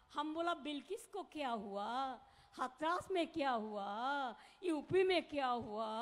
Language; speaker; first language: Hindi; non-native, local second language; Bangla